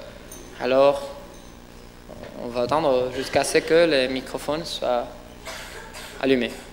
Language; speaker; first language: French; non-native, fluent; Spanish